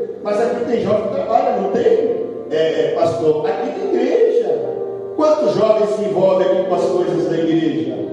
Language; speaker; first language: Portuguese; native; Portuguese